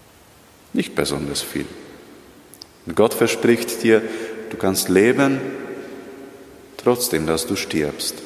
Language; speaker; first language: German; non-native, fluent; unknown